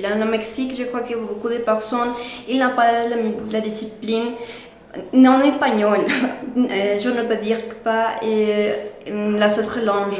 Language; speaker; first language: French; non-native, learner; Spanish